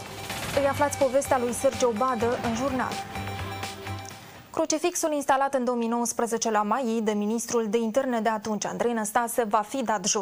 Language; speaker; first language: Romanian; native; Romanian